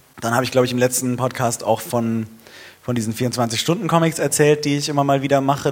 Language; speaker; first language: German; native; German